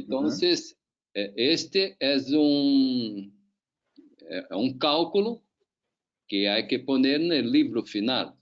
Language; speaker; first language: Spanish; non-native, learner; Portuguese